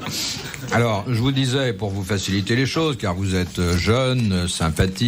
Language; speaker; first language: French; native; French